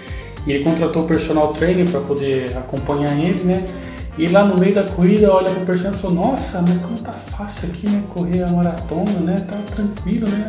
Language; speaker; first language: Portuguese; native; Portuguese